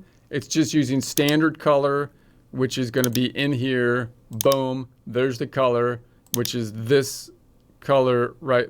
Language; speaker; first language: English; native; English